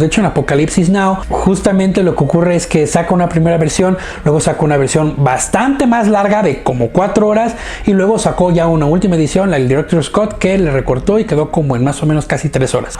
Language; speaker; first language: Spanish; native; Spanish